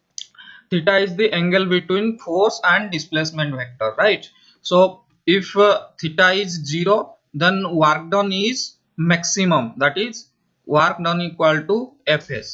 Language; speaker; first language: English; non-native, local second language; Hindi